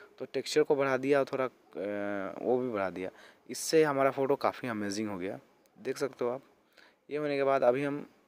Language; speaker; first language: Hindi; native; Hindi